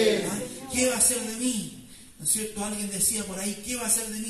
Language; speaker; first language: Spanish; native; Spanish